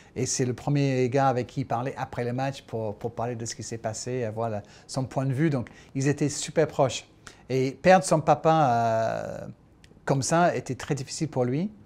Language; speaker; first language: French; non-native, fluent; English